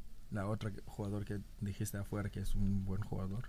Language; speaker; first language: Spanish; non-native, fluent; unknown